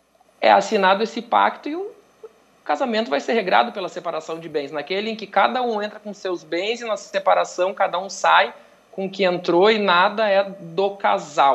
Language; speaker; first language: Portuguese; native; Portuguese